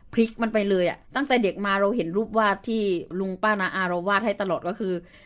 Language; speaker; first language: Thai; early bilingual, other home language; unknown